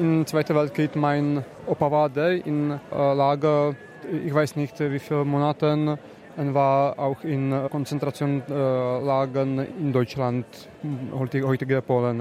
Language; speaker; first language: German; non-native, learner; Czech